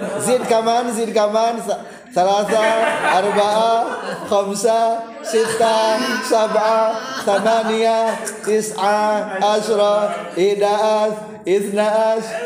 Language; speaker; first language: Arabic; non-native, fluent; Indonesian